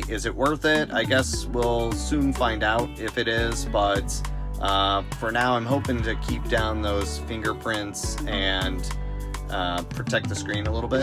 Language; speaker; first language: English; native; English